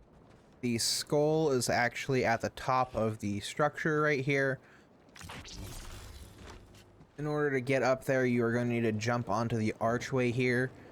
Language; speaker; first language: English; native; English